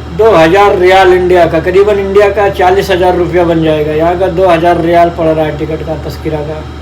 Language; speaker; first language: Hindi; non-native, local second language; Malayalam